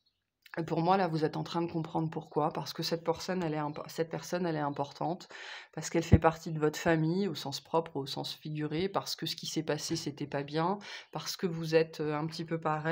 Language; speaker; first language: French; native; French